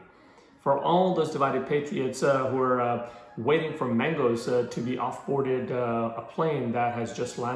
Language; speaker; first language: English; non-native, local second language; Urdu